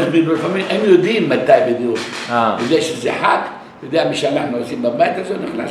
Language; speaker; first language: Hebrew; non-native, local second language; Arabic